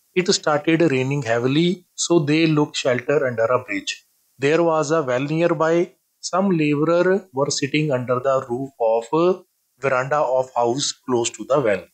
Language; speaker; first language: English; non-native, local second language; Punjabi